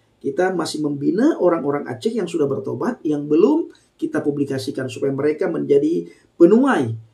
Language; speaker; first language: Indonesian; non-native, local second language; Achinese